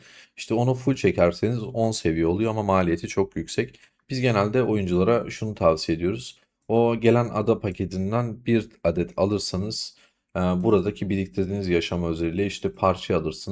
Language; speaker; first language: Turkish; native; Turkish